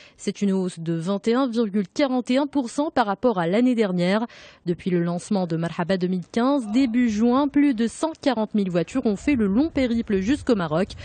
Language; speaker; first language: French; non-native, local second language; Arabic